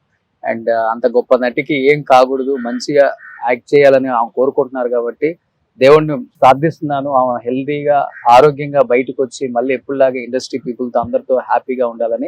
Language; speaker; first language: Telugu; native; Telugu